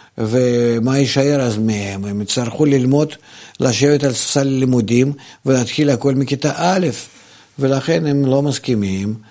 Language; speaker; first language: Hebrew; non-native, fluent; Russian